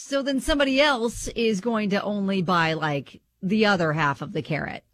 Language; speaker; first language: English; native; English